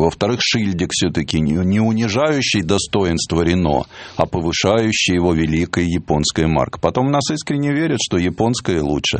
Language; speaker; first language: Russian; native; Russian